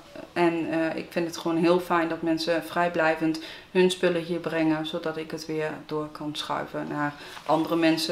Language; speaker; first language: Dutch; native; Dutch